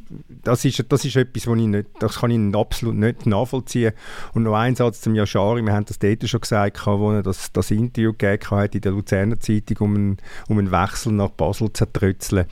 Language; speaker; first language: German; native; German